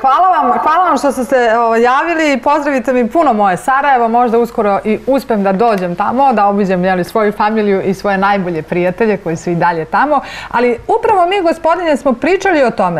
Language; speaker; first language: Serbian; native; Serbian